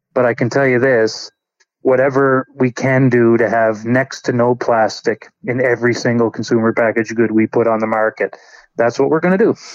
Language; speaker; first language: English; native; English